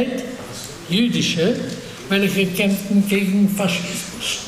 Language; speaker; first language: German; non-native, fluent; Hungarian